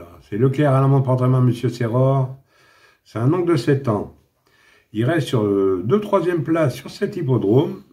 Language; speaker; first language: French; native; French